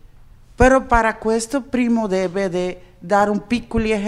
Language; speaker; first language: Italian; non-native, learner; Spanish